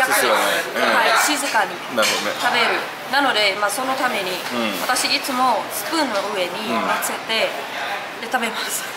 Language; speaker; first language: Japanese; non-native, fluent; Vietnamese